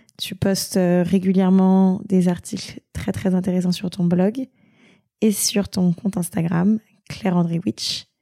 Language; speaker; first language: French; native; French